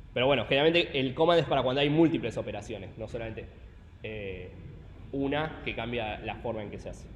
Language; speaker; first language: Spanish; native; Spanish